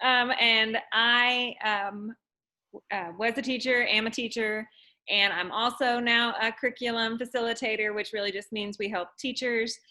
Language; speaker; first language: English; native; English